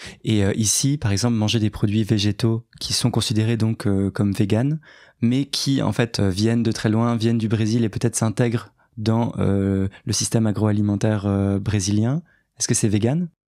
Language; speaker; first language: French; native; French